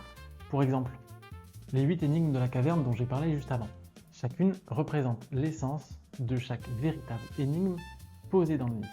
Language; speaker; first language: French; native; French